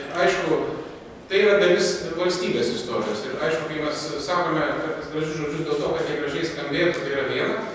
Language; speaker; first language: Lithuanian; native; Lithuanian